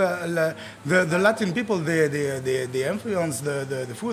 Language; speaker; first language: English; non-native, fluent; Arabic